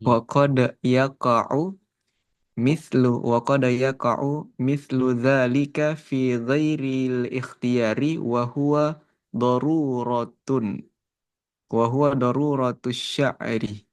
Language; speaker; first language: Arabic; non-native, fluent; Indonesian